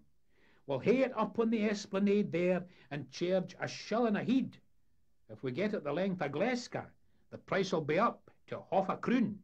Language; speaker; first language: English; native; English